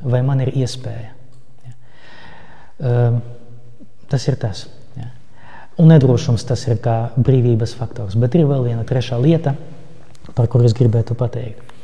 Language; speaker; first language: Latvian; non-native, local second language; Russian